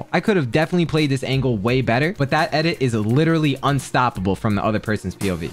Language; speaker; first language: English; native; English